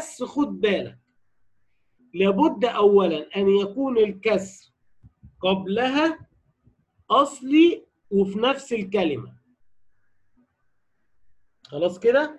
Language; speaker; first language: Arabic; native; Arabic